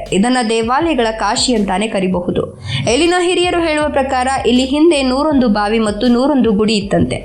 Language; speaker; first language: Kannada; native; Kannada